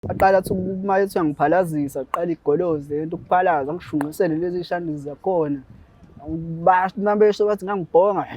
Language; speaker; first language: Zulu; native; Zulu